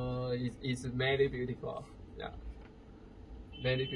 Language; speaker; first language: English; non-native, learner; Chinese